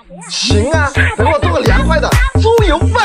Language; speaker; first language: Chinese; native; Chinese